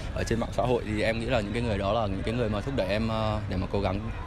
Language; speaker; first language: Vietnamese; early bilingual, heritage; Vietnamese